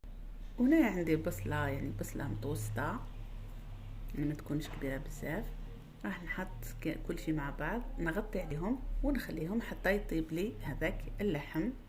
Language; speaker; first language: Arabic; native; Arabic